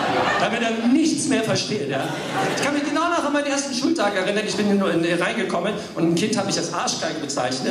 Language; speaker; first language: German; early bilingual, other home language; English